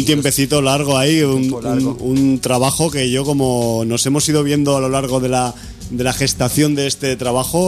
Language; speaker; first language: Spanish; native; Spanish